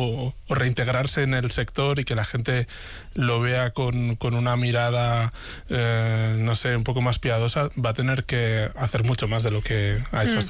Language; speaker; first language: Spanish; native; Spanish